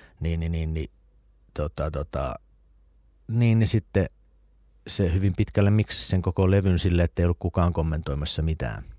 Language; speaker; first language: Finnish; native; Finnish